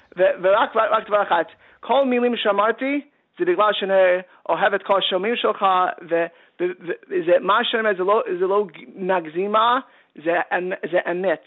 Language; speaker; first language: Hebrew; non-native, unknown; English